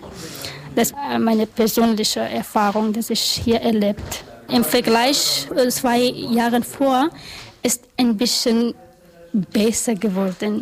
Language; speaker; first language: German; non-native, learner; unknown